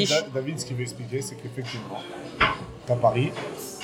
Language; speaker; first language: French; native; French